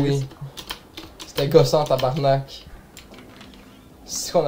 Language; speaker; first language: French; native; French